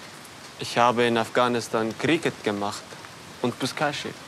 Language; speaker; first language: German; non-native, learner; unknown